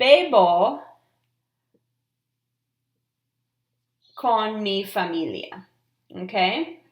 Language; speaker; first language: Spanish; non-native, fluent; English